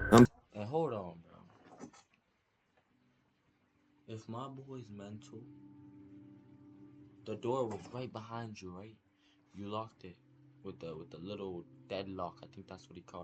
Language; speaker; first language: English; native; English